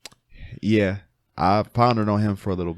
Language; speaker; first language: English; native; English